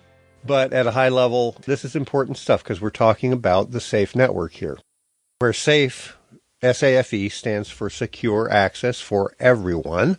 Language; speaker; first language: English; native; English